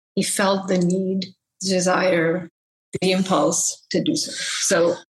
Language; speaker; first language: English; early bilingual, other home language; Bangla